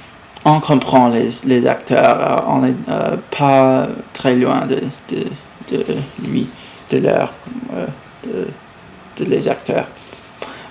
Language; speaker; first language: French; non-native, learner; English